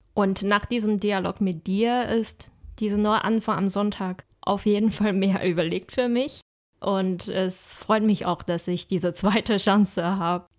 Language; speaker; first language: German; non-native, fluent; Chinese